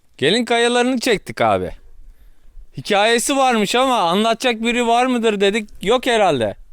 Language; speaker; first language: Turkish; native; Turkish